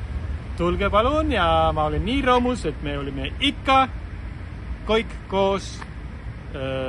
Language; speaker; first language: Estonian; non-native, fluent; Spanish